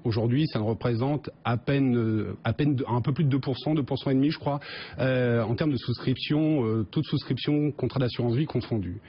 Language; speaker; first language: French; native; French